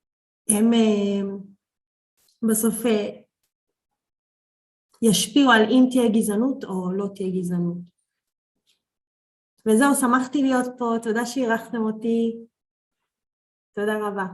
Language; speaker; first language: Hebrew; early bilingual, other home language; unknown